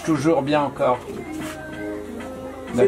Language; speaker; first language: French; native; French